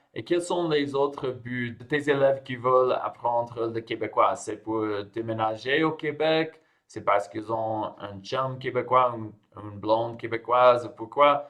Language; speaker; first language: French; non-native, fluent; English